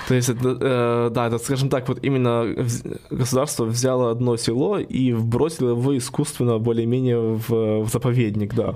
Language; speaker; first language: Russian; native; Russian